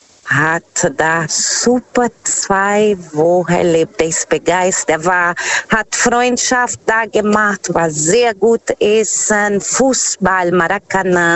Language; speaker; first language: German; non-native, fluent; Portuguese